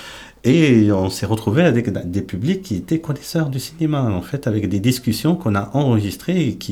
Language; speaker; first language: French; native; French